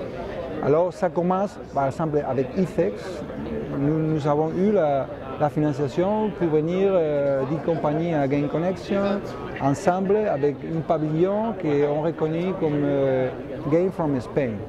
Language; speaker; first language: French; non-native, fluent; Spanish